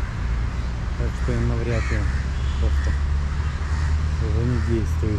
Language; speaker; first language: Russian; native; Russian